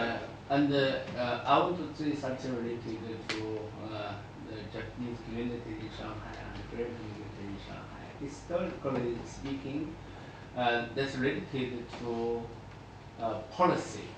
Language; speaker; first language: English; non-native, fluent; Chinese